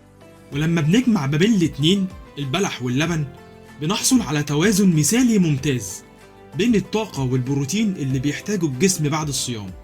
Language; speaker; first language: Arabic; native; Arabic